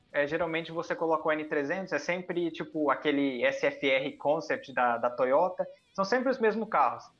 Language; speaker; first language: Portuguese; early bilingual, heritage; Portuguese